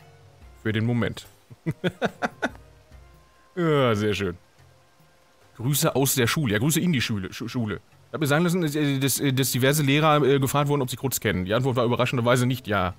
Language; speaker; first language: German; native; German